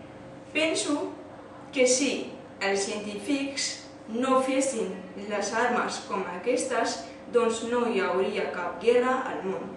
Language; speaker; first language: Catalan; early bilingual, other home language; Urdu